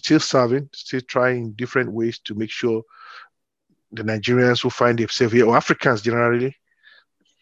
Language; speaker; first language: English; non-native, local second language; Yoruba